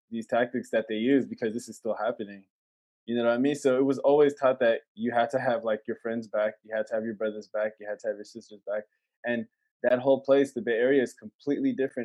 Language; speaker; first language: English; native; English